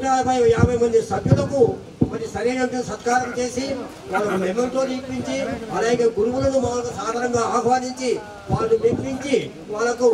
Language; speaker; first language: Telugu; native; Telugu